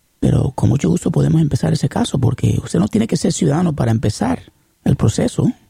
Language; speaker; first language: Spanish; early bilingual, heritage; Spanish